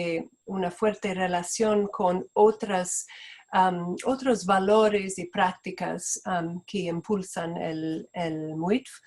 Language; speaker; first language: Spanish; non-native, fluent; Portuguese